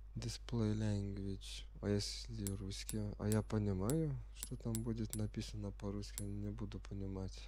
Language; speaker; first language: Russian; non-native, fluent; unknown